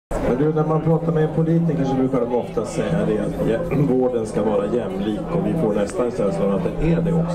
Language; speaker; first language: Swedish; native; Swedish